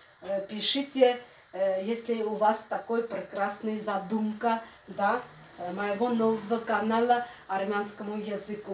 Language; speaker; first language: Russian; non-native, fluent; Armenian